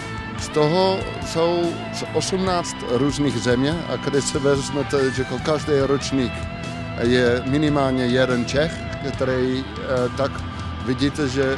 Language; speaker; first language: Czech; non-native, fluent; Dutch